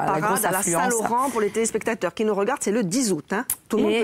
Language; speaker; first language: French; native; French